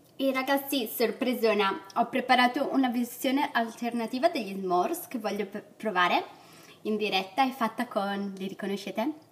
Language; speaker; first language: Italian; native; Italian